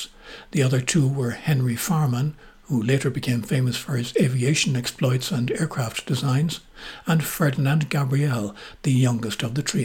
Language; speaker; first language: English; native; English